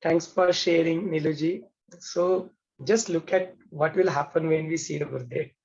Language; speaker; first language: English; non-native, local second language; Hindi